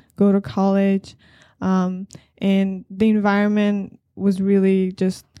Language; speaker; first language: English; non-native, fluent; Persian